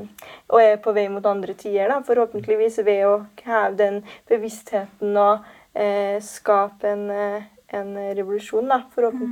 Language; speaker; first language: Norwegian; native; Norwegian